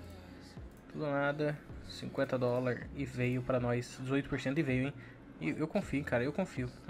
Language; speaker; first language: Portuguese; native; Portuguese